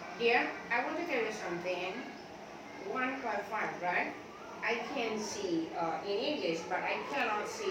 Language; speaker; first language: English; non-native, learner; Thai